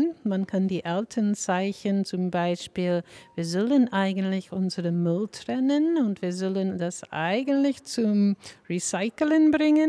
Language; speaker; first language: German; non-native, fluent; English